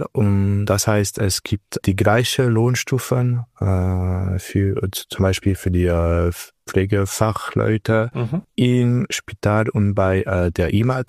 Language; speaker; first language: German; non-native, local second language; French